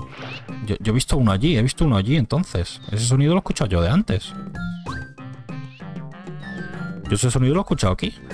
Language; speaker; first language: Spanish; native; Spanish